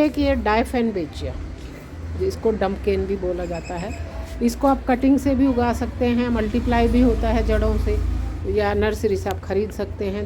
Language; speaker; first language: Hindi; native; Hindi